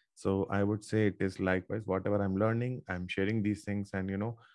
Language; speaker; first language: English; non-native, local second language; Hindi